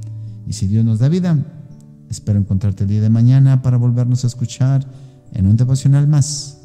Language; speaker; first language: Spanish; native; Spanish